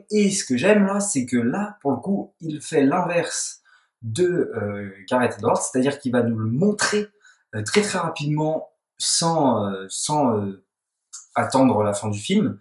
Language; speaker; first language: French; native; French